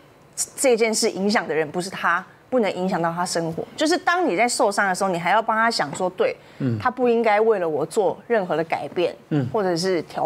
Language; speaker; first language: Chinese; native; Chinese